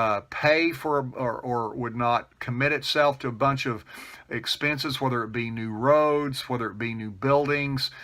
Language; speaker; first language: English; native; English